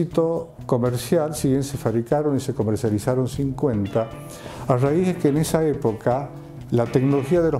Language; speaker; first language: Spanish; native; Spanish